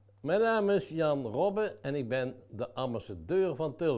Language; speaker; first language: Dutch; native; Dutch